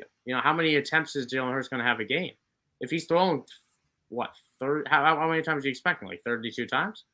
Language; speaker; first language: English; native; English